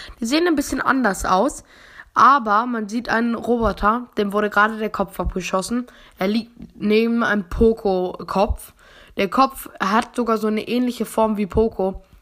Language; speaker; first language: German; native; German